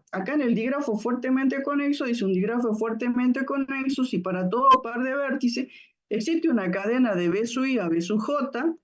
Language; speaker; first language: Spanish; native; Spanish